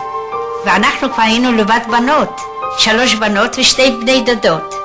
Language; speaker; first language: Hebrew; non-native, fluent; Yiddish